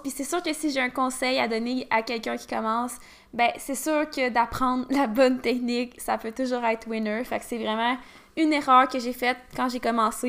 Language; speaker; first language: French; native; French